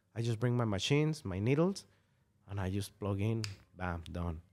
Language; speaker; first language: English; non-native, fluent; Spanish